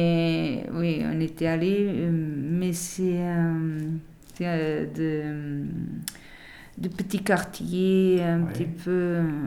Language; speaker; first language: French; non-native, learner; Portuguese